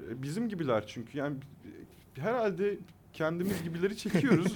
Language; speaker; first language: Turkish; native; Turkish